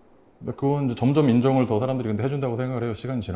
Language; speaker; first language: Korean; native; Korean